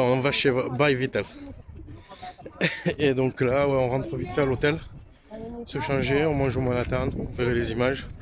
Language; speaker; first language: French; native; French